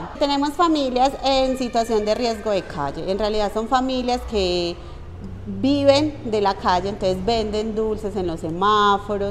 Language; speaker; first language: Spanish; native; Spanish